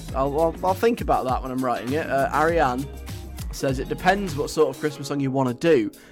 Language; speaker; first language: English; native; English